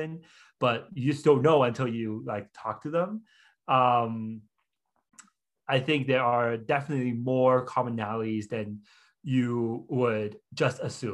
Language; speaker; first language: English; non-native, local second language; Cantonese